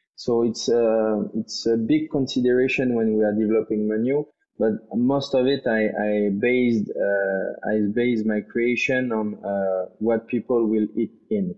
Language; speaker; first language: English; non-native, fluent; French